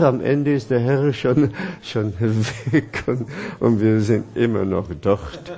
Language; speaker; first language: German; non-native, fluent; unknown